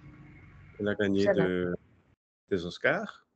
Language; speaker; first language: French; non-native, learner; English